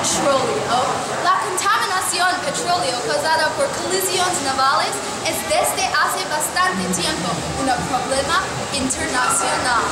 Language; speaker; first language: Spanish; non-native, learner; English